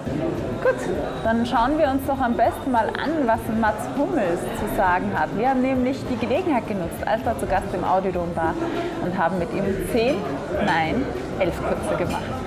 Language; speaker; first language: German; native; German